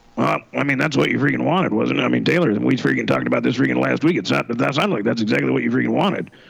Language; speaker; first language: English; native; English